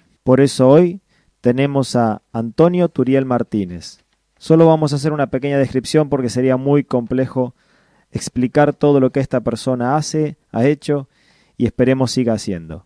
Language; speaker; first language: Spanish; native; Spanish